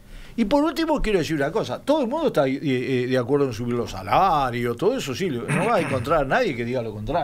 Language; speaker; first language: Spanish; native; Spanish